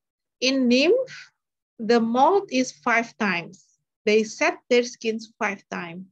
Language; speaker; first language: English; non-native, learner; Indonesian